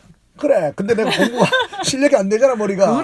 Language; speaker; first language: Korean; native; Korean